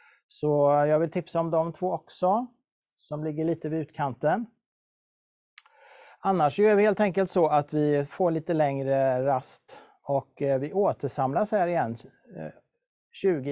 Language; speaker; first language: Swedish; native; Swedish